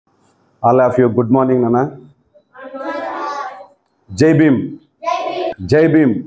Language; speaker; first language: Telugu; native; Telugu